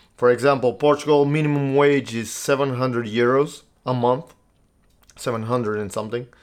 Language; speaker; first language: English; non-native, fluent; Portuguese